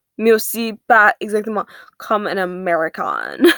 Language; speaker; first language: French; non-native, learner; English